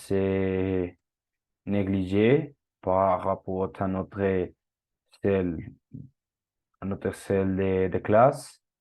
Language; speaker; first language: French; non-native, learner; Spanish